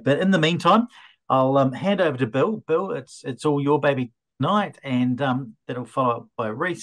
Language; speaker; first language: English; native; English